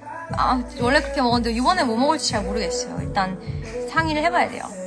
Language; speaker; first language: Korean; early bilingual, heritage; Korean